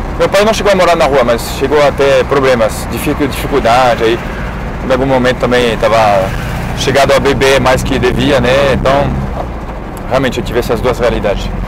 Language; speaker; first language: Portuguese; non-native, fluent; French